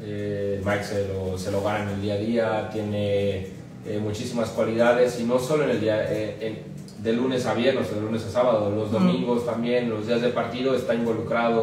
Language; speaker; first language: Spanish; native; Spanish